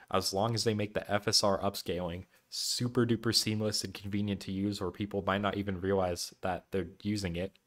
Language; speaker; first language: English; native; English